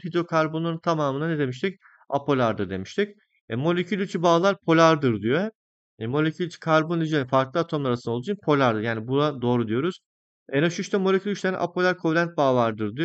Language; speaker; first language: Turkish; native; Turkish